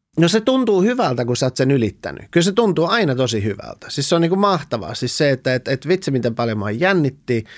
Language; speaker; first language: Finnish; early bilingual, other home language; Persian